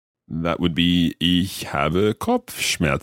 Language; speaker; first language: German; non-native, learner; English